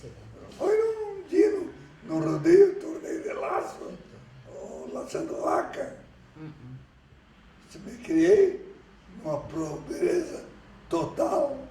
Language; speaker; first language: Portuguese; early bilingual, other home language; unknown